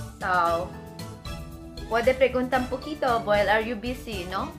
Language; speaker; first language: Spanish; non-native, learner; Filipino